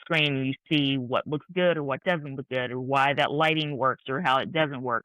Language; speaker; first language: English; native; English